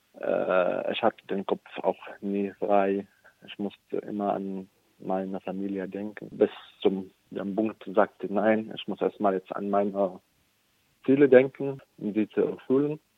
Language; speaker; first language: German; non-native, fluent; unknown